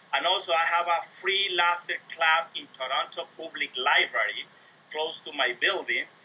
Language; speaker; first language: English; non-native, learner; Spanish